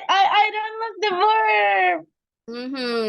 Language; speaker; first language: English; non-native, learner; Indonesian